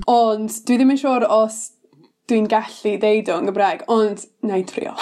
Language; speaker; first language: Welsh; non-native, learner; English